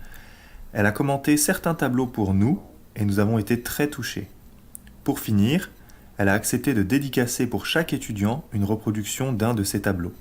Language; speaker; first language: French; non-native, learner; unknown